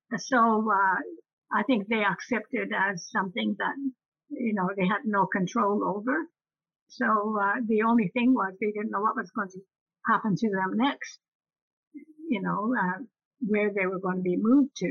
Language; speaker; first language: English; native; English